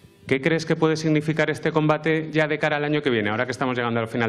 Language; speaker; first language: Spanish; native; Spanish